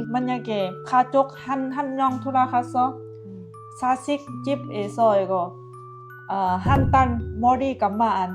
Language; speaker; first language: Korean; non-native, learner; Lao